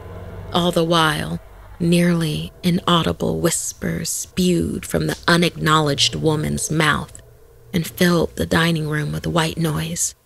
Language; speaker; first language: English; native; English